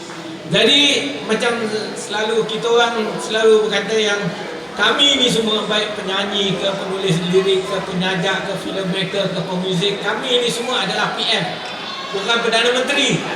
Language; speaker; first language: Malay; native; Malay